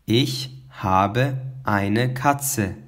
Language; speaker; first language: German; non-native, fluent; Albanian